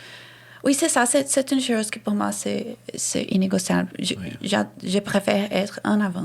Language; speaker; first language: French; non-native, fluent; Portuguese